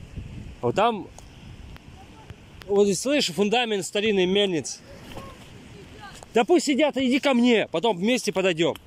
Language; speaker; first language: Russian; native; Russian